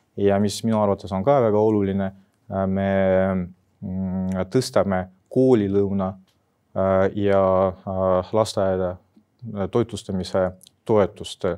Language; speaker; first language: Estonian; non-native, local second language; Russian